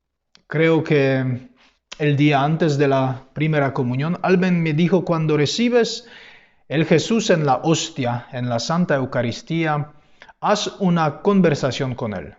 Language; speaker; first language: Spanish; non-native, fluent; Polish